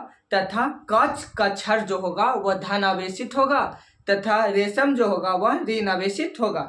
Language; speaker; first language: Hindi; native; Hindi